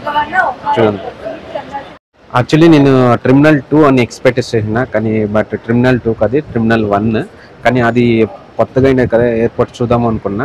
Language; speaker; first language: Telugu; native; Telugu